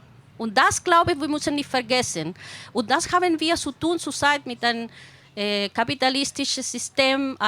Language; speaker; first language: German; non-native, fluent; Spanish